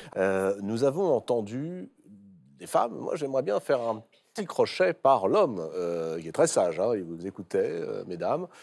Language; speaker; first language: French; native; French